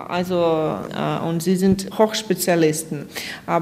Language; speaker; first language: German; non-native, fluent; Ukrainian